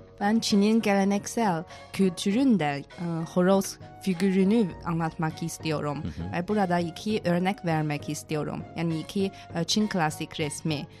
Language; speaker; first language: Turkish; non-native, fluent; Chinese